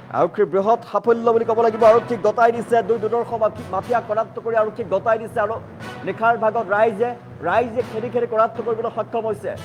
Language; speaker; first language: Assamese; native; Assamese